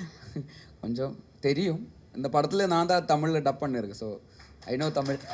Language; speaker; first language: Tamil; non-native, learner; Malayalam